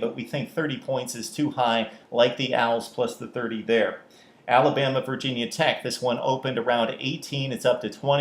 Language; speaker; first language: English; native; English